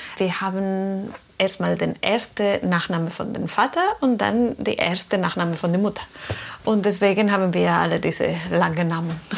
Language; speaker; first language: German; non-native, fluent; Spanish